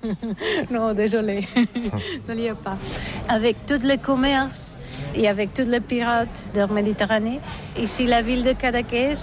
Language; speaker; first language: French; non-native, learner; Catalan